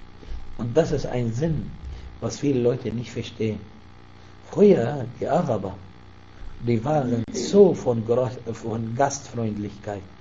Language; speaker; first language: German; non-native, fluent; Arabic